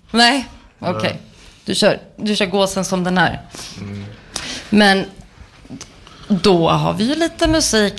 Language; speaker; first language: Swedish; native; Swedish